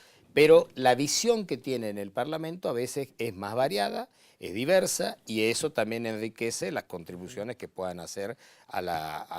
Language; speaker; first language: Spanish; native; Spanish